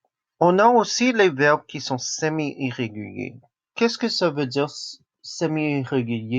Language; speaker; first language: French; non-native, local second language; English